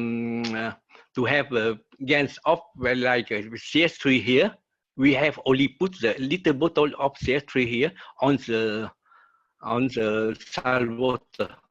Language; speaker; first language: English; non-native, learner; Vietnamese